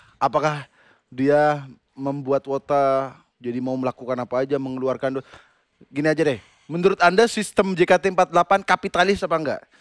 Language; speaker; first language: Indonesian; non-native, local second language; Madurese